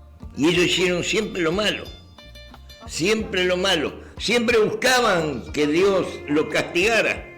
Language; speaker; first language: Spanish; native; Spanish